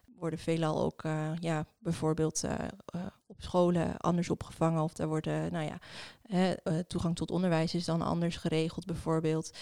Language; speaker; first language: Dutch; early bilingual, other home language; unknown